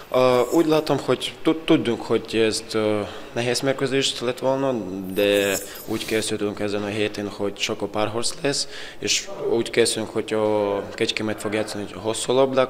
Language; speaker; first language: Hungarian; non-native, learner; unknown